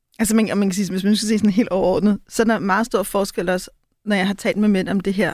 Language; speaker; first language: Danish; native; Danish